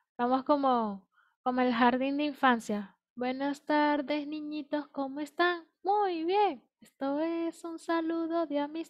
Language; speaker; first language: Spanish; native; Spanish